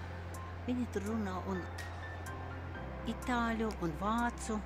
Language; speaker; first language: Latvian; non-native, local second language; Russian